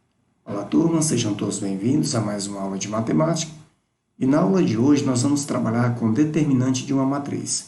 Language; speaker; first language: Portuguese; native; Portuguese